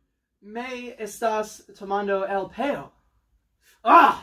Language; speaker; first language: Spanish; non-native, learner; English